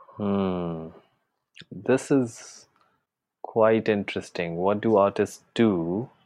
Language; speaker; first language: English; non-native, local second language; Hindi